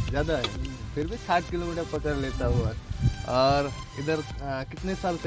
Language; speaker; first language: Hindi; non-native, local second language; Assamese